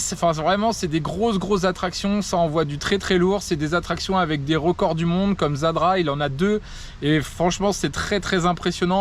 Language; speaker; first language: French; native; French